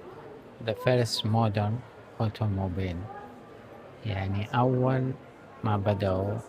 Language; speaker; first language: Arabic; native; Arabic